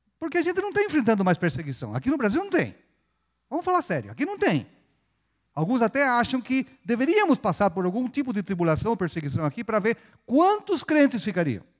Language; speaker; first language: Portuguese; non-native, fluent; Spanish